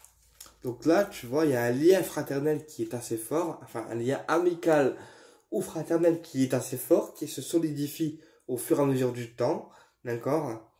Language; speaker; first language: French; native; French